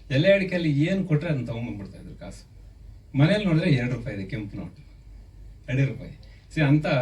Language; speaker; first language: Kannada; native; Kannada